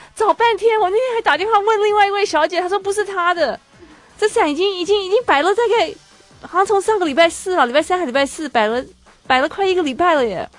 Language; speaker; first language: Chinese; native; Chinese